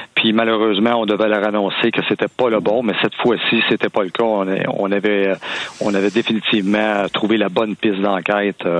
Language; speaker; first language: French; native; French